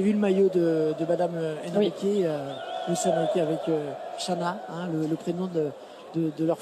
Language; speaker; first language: French; native; French